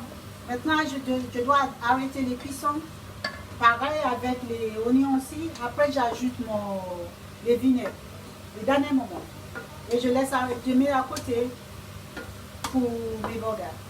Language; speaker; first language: French; non-native, fluent; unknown